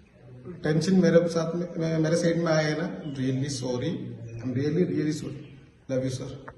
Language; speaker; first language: Hindi; non-native, learner; Malayalam